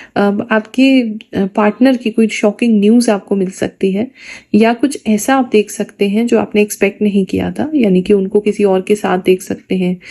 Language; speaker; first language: Hindi; native; Hindi